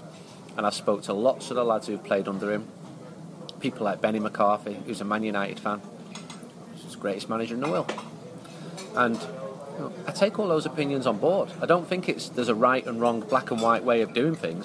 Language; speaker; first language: English; native; English